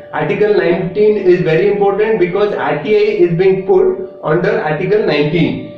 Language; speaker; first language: English; non-native, local second language; Odia